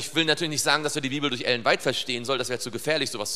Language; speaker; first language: German; native; German